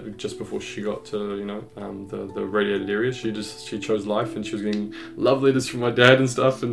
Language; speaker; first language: English; native; English